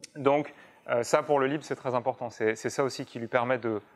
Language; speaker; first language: French; native; French